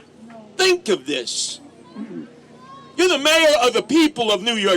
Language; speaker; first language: English; native; English